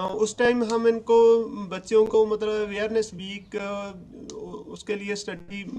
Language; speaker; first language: Hindi; non-native, local second language; Punjabi